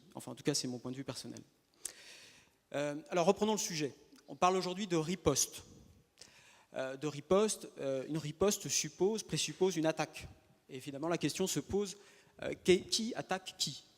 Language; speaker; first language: French; native; French